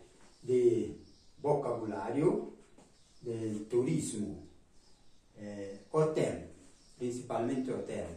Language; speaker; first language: Spanish; non-native, fluent; Portuguese